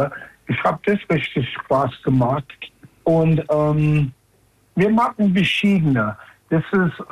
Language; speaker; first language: German; non-native, learner; English